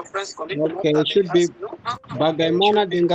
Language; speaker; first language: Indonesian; non-native, learner; Nyanja